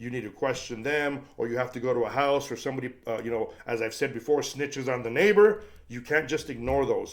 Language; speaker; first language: English; native; English